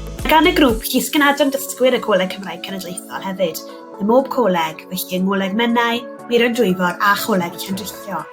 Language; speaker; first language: Welsh; native; Welsh